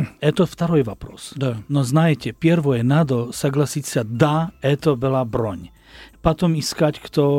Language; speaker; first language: Russian; non-native, learner; Slovak